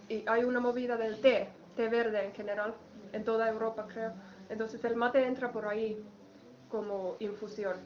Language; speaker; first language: Spanish; non-native, fluent; Finnish